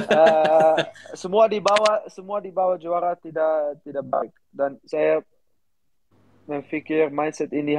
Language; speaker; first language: Indonesian; non-native, learner; Dutch